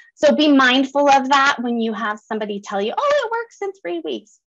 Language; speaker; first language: English; native; English